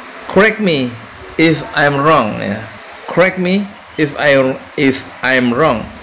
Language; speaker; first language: English; non-native, learner; Indonesian